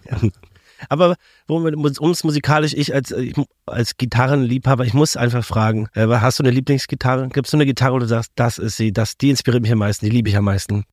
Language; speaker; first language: German; native; German